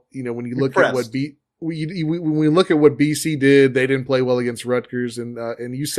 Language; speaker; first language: English; native; English